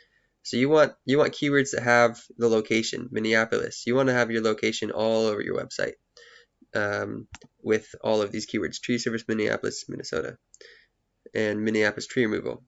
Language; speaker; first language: English; native; English